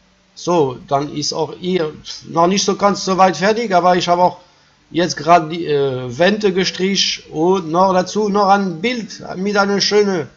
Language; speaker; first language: German; non-native, fluent; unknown